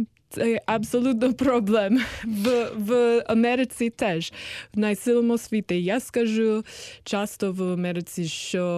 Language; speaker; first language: Ukrainian; non-native, learner; English